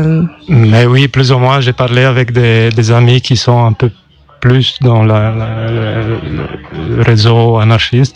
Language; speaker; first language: French; non-native, local second language; German